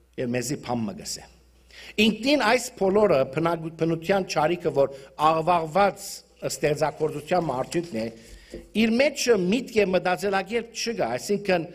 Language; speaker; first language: Armenian; early bilingual, heritage; Armenian